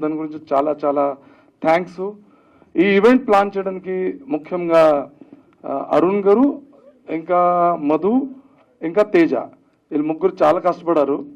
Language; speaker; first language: Telugu; early bilingual, heritage; Telugu